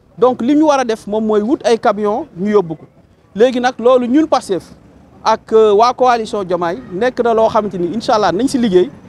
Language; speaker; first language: Wolof; native; Wolof